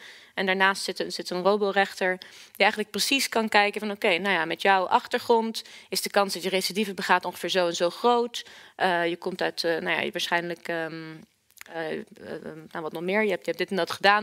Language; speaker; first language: Dutch; native; Dutch